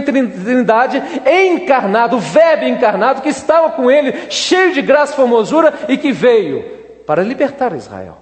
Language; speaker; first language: Portuguese; native; Portuguese